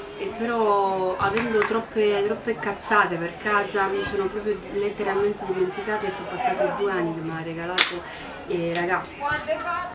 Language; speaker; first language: Italian; non-native, fluent; Romanian